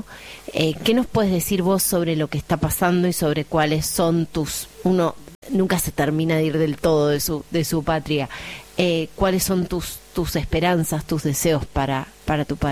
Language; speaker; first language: Spanish; native; Spanish